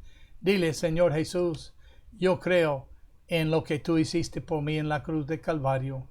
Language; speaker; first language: Spanish; non-native, fluent; English